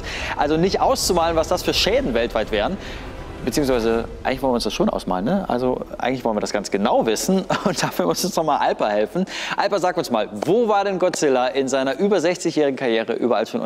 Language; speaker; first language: German; native; German